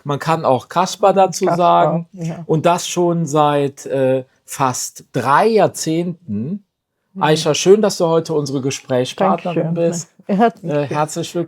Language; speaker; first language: German; native; German